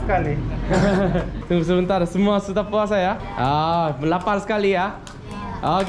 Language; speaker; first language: Indonesian; non-native, learner; Korean